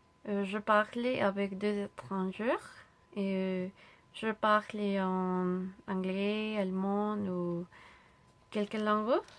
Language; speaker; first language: French; non-native, learner; Spanish